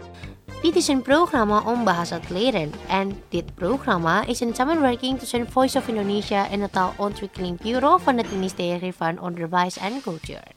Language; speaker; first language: Dutch; non-native, fluent; Indonesian